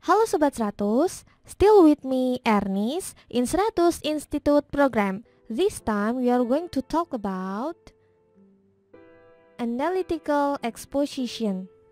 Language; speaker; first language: English; non-native, fluent; Indonesian